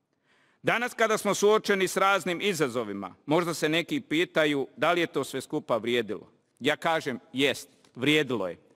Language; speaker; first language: Bosnian; native; Bosnian